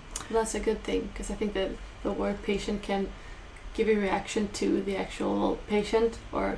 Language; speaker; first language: English; non-native, fluent; Swedish